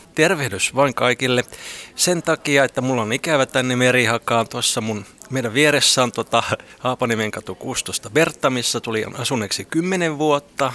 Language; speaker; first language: Finnish; native; Finnish